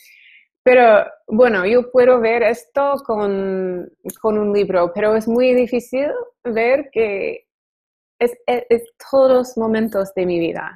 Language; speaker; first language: Spanish; non-native, learner; English